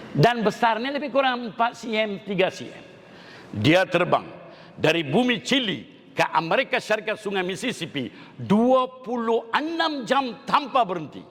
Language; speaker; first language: Malay; non-native, local second language; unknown